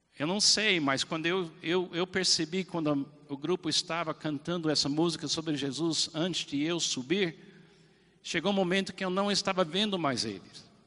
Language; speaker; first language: Portuguese; non-native, fluent; English